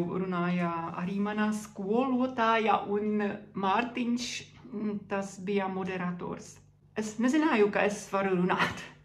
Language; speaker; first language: Latvian; non-native, fluent; Czech